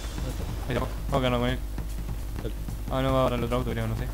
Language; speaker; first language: Spanish; native; Spanish